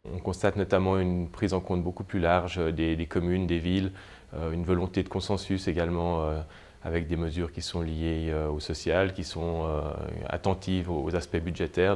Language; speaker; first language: French; native; French